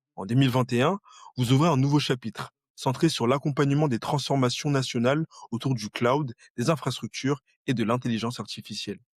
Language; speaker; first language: French; native; French